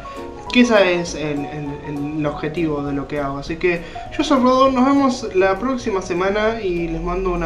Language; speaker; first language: Spanish; native; Spanish